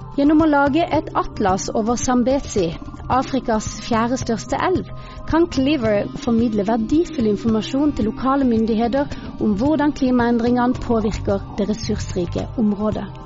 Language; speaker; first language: Norwegian; native; Norwegian